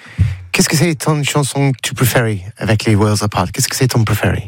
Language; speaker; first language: French; non-native, learner; English